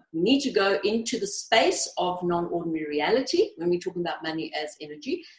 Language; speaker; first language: English; early bilingual, other home language; Greek